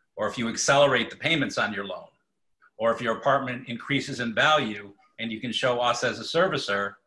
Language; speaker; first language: English; native; English